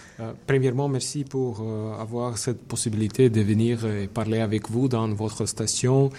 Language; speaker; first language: French; non-native, fluent; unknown